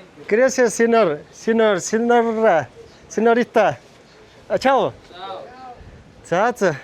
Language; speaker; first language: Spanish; non-native, learner; Mongolian